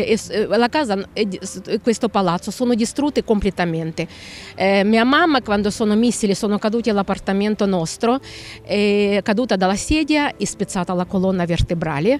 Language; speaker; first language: Italian; non-native, fluent; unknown